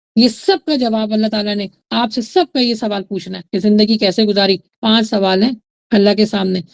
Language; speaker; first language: Urdu; native; Urdu